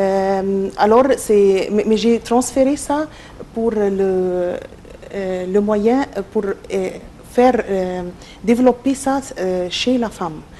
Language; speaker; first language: French; non-native, local second language; Arabic